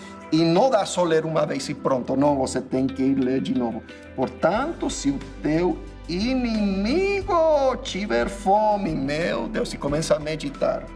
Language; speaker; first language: Portuguese; non-native, fluent; English